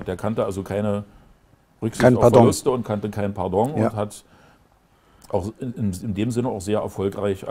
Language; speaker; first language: German; native; German